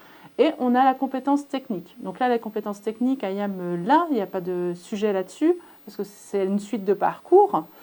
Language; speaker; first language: French; native; French